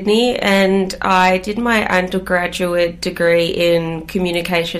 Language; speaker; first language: English; native; English